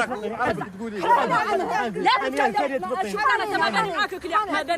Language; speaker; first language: Arabic; native; Arabic